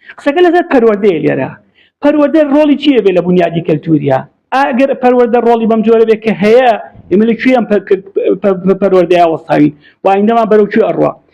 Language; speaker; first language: Central Kurdish; non-native, local second language; Gurani